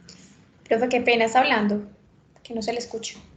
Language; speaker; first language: Spanish; native; Spanish